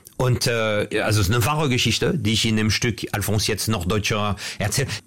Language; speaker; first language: German; non-native, fluent; French